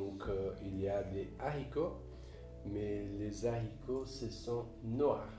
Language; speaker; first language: French; non-native, learner; Portuguese